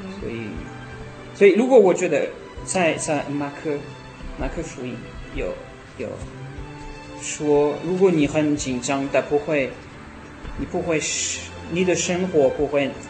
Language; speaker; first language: Chinese; non-native, learner; French